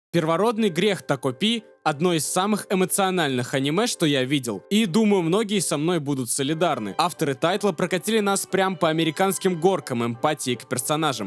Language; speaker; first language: Russian; native; Russian